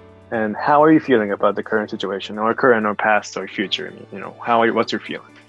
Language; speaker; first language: English; non-native, fluent; Japanese